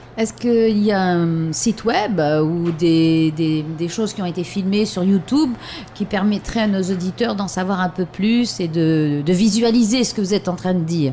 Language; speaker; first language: French; native; French